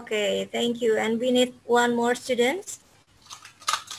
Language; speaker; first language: English; non-native, fluent; Indonesian